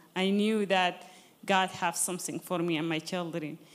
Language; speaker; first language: English; non-native, fluent; Arabic